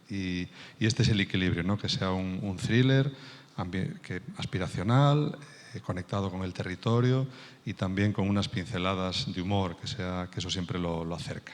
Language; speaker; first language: Spanish; native; Spanish